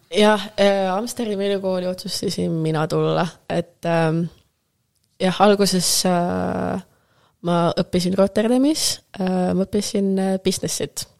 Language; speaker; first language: Estonian; non-native, local second language; Russian